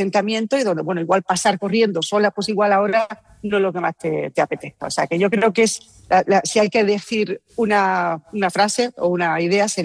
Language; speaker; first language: Spanish; native; Spanish